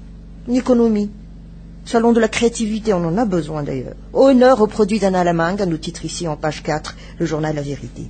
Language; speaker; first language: French; non-native, local second language; Malagasy